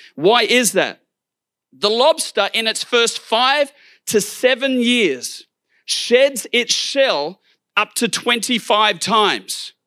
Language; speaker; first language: English; native; English